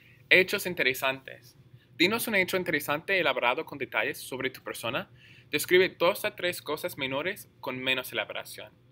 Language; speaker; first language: Spanish; non-native, fluent; English